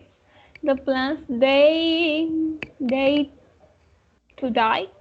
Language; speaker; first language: English; non-native, learner; Spanish